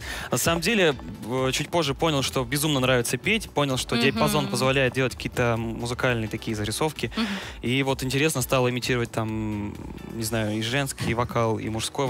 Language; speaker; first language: Russian; native; Russian